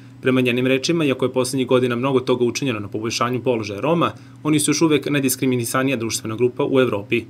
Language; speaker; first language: Serbian; native; Serbian